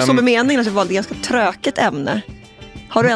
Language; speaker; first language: Swedish; native; Swedish